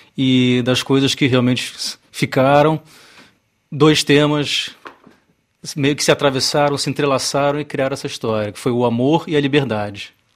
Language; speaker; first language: Portuguese; native; Portuguese